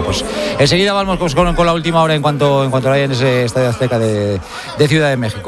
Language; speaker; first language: Spanish; native; Spanish